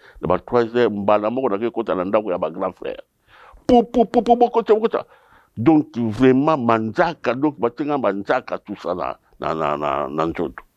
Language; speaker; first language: Lingala; non-native, local second language; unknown